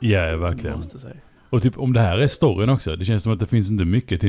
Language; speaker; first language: Swedish; native; Swedish